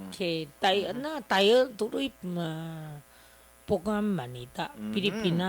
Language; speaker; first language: Filipino; non-native, learner; Chinese